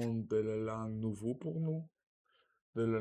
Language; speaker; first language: French; non-native, learner; Russian